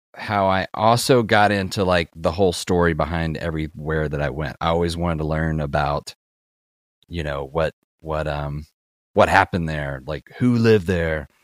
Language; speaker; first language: English; native; English